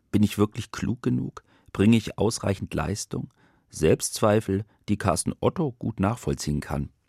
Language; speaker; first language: German; native; German